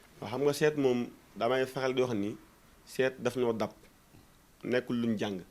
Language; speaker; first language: Wolof; non-native, local second language; Fula